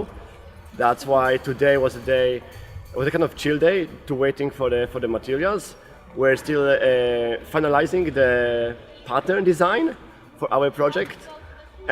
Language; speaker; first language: English; non-native, fluent; Polish